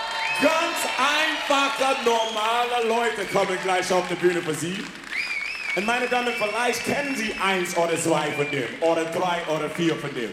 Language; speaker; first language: German; non-native, fluent; English